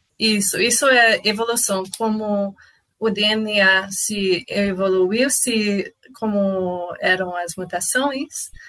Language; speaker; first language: Portuguese; non-native, fluent; English